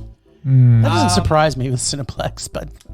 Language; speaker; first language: English; native; English